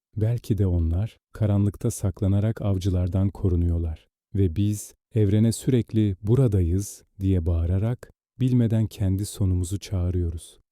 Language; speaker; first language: Turkish; native; Turkish